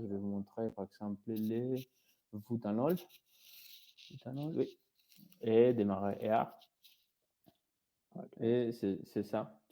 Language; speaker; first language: French; non-native, fluent; Spanish